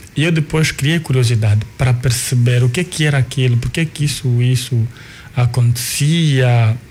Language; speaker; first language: Portuguese; non-native, local second language; Kongo